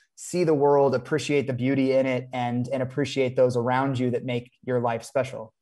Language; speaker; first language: English; native; English